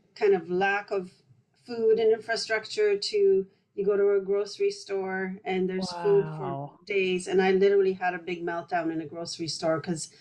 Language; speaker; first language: English; early bilingual, other home language; Polish